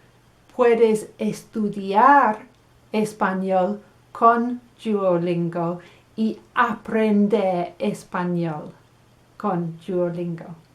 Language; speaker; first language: Spanish; non-native, fluent; English